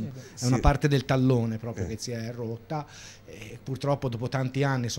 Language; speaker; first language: Italian; native; Italian